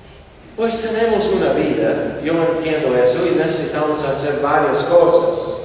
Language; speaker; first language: Spanish; non-native, fluent; English